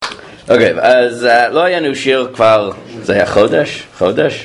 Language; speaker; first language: Hebrew; non-native, fluent; English